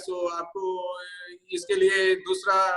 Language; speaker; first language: Hindi; non-native, local second language; Tamil